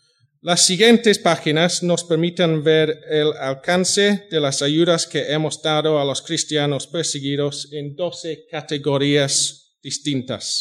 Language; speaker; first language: Spanish; non-native, fluent; English